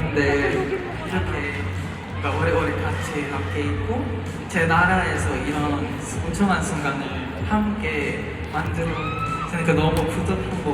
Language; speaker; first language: Korean; non-native, fluent; Filipino